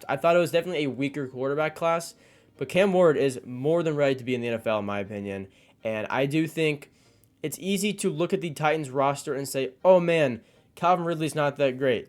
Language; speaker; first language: English; native; English